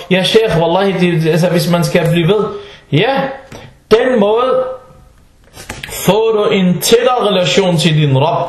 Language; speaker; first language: Danish; non-native, fluent; Arabic